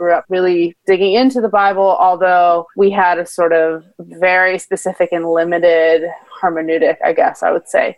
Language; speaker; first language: English; native; English